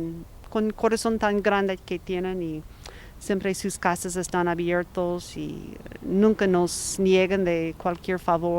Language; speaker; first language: Spanish; non-native, fluent; English